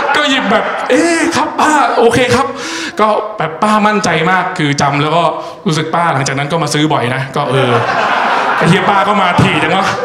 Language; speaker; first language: Thai; native; Thai